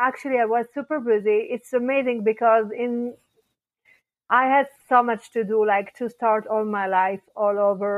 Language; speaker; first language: English; non-native, fluent; French